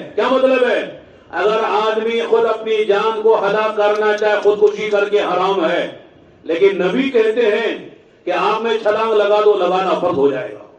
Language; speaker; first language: Urdu; native; Urdu